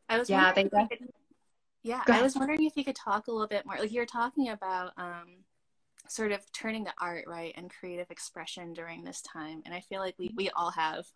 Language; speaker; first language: English; native; English